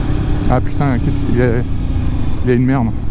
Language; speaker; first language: French; native; French